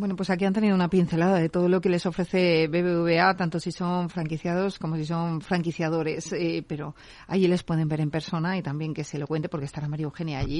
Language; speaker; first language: Spanish; native; Spanish